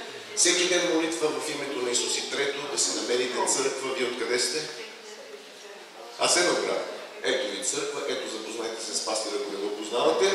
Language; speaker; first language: Bulgarian; native; Bulgarian